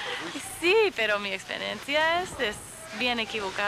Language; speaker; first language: Spanish; non-native, fluent; English